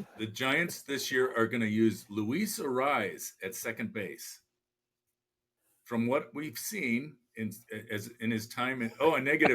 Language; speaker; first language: English; native; English